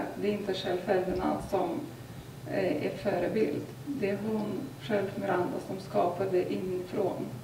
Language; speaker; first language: Swedish; non-native, fluent; Lithuanian